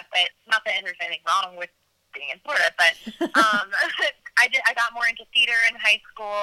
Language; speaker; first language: English; native; English